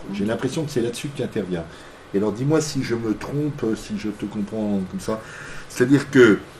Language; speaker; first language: French; native; French